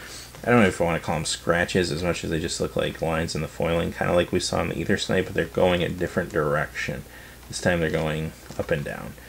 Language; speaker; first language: English; native; English